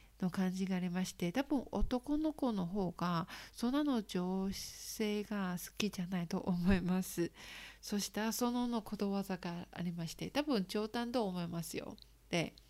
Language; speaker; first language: Japanese; non-native, learner; Chinese